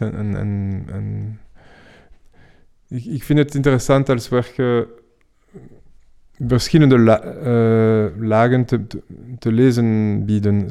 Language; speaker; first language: Dutch; non-native, fluent; French